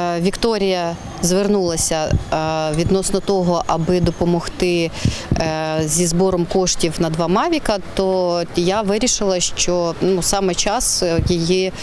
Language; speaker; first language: Ukrainian; native; Ukrainian